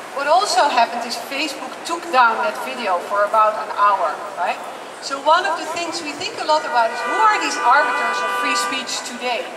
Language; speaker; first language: English; non-native, fluent; Dutch